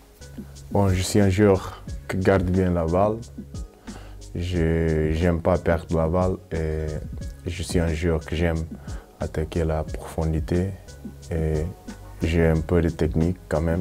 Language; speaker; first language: French; non-native, fluent; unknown